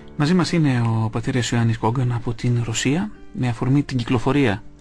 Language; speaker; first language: Greek; native; Greek